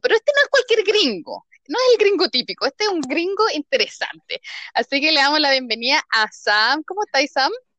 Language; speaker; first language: Spanish; native; Spanish